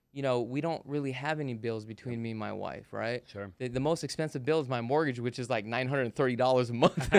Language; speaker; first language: English; native; English